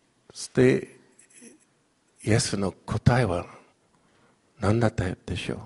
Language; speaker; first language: Japanese; non-native, fluent; Chinese